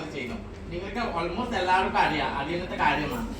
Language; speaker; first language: Malayalam; non-native, local second language; Assamese